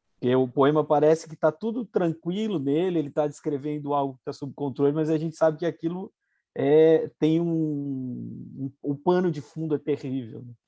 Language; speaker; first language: Portuguese; native; Portuguese